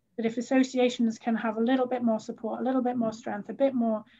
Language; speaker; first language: English; native; English